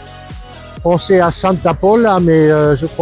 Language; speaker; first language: French; non-native, fluent; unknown